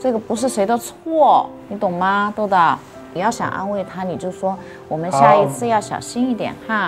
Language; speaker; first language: Chinese; native; Chinese